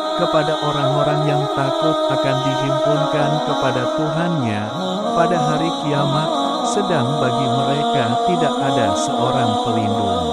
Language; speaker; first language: Indonesian; native; Indonesian